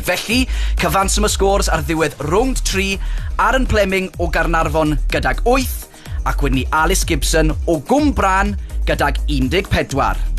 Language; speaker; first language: Welsh; native; Welsh